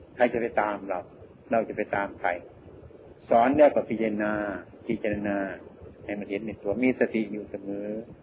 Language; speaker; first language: Thai; non-native, local second language; Northeastern Thai